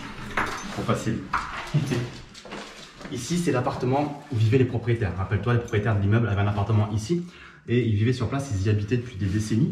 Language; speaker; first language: French; native; French